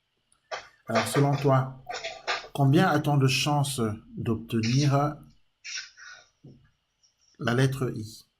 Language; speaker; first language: French; native; French